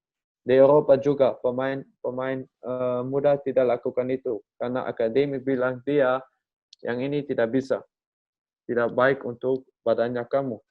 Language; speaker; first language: Indonesian; non-native, learner; Dutch